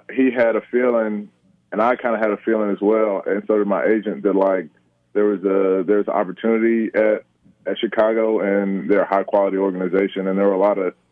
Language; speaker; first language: English; native; English